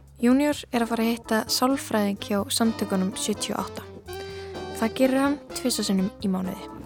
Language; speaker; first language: Icelandic; native; Icelandic